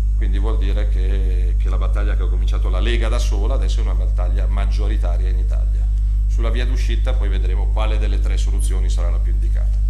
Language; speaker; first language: Italian; native; Italian